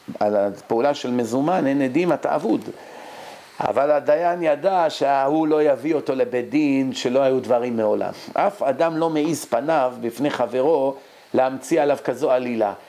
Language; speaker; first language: Hebrew; native; Hebrew